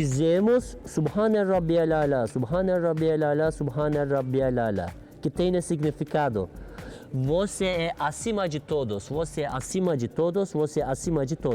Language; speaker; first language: Portuguese; non-native, learner; Turkish